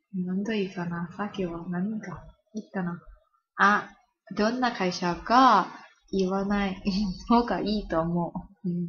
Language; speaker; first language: Japanese; non-native, learner; Thai